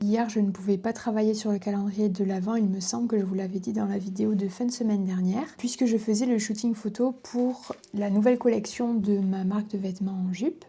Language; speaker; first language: French; native; French